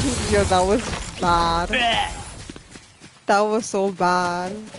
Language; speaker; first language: English; early bilingual, other home language; Spanish